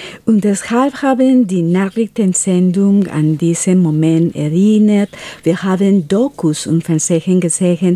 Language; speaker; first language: German; non-native, fluent; Spanish